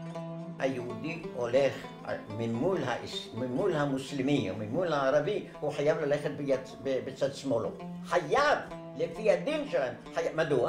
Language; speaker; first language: Hebrew; non-native, fluent; Arabic